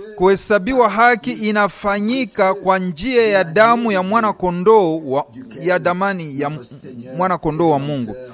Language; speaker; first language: Swahili; native; Swahili